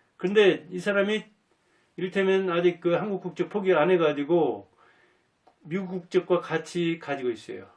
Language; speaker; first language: Korean; native; Korean